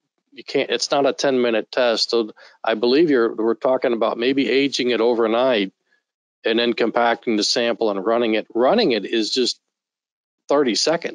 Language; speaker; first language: English; native; English